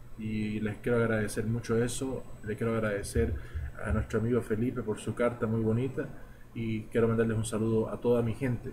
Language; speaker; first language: Spanish; early bilingual, heritage; Spanish